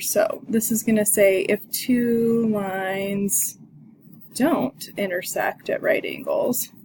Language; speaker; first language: English; native; English